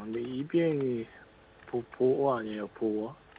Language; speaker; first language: Chinese; non-native, learner; Korean